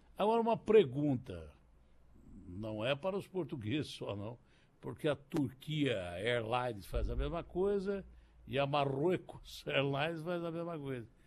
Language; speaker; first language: Portuguese; native; Portuguese